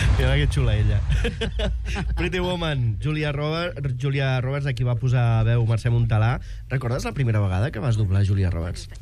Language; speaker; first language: Catalan; native; Catalan